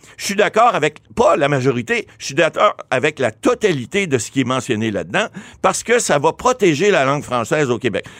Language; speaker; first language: French; native; French